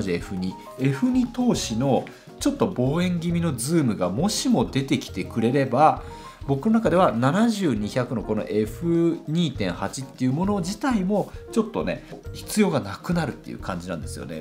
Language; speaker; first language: Japanese; native; Japanese